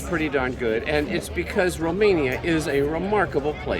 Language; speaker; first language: English; native; English